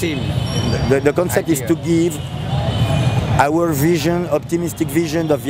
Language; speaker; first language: English; non-native, fluent; French